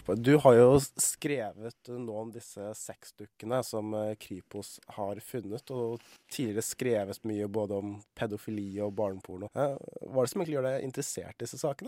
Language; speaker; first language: Norwegian; native; Norwegian